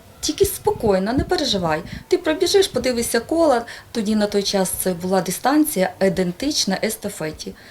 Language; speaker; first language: Ukrainian; native; Ukrainian